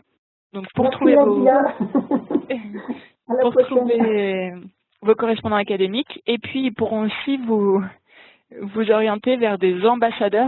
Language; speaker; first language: French; native; French